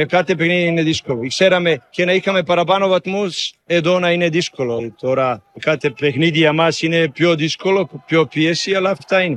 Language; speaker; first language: Greek; non-native, learner; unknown